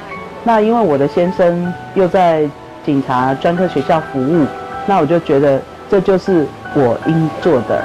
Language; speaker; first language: Chinese; native; Chinese